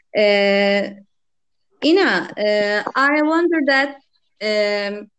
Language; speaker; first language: English; non-native, learner; Turkish